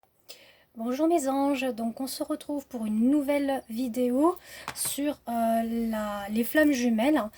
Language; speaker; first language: French; native; French